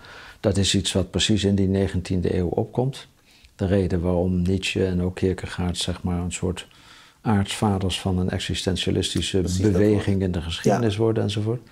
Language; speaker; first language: Dutch; native; Dutch